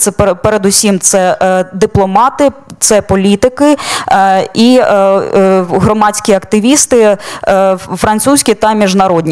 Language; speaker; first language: Ukrainian; native; Ukrainian